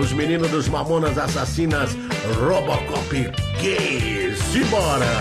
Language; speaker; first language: Portuguese; native; Portuguese